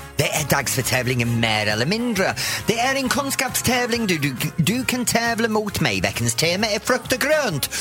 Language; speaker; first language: Swedish; non-native, fluent; English